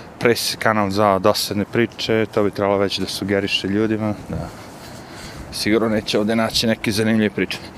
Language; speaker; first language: Bosnian; native; Bosnian